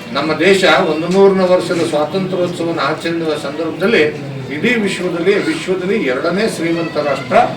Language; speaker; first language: Kannada; native; Kannada